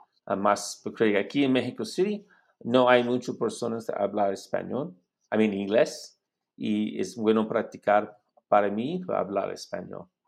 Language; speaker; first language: Spanish; non-native, learner; English